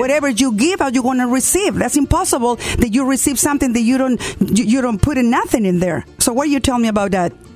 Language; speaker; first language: English; non-native, learner; Spanish